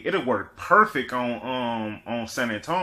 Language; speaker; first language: English; native; English